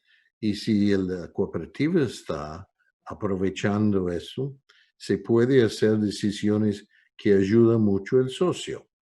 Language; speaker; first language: Spanish; non-native, fluent; English